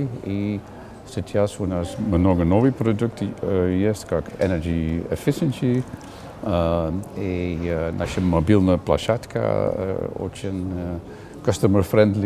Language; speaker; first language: Russian; non-native, learner; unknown